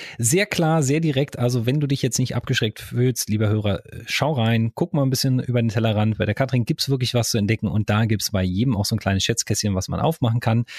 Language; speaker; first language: German; native; German